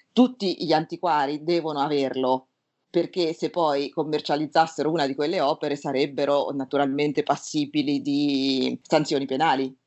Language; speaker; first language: Italian; native; Italian